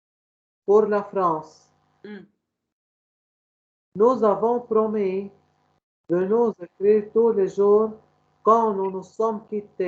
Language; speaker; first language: French; non-native, learner; Arabic